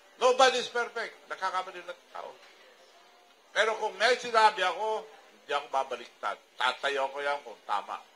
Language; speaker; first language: Filipino; non-native, local second language; Iloko